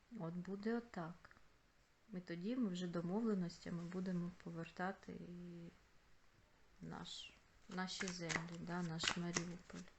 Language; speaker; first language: Ukrainian; non-native, local second language; Russian